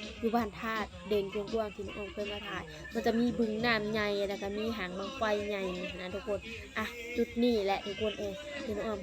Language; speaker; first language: Thai; non-native, local second language; Lao